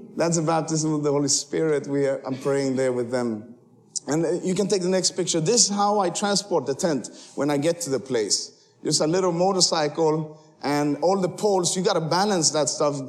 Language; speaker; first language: English; early bilingual, heritage; Spanish